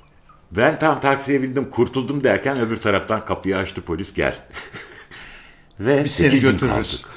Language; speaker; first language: Turkish; native; Turkish